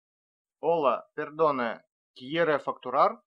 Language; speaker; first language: Spanish; non-native, learner; Russian